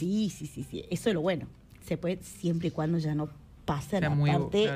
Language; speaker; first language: Spanish; native; Spanish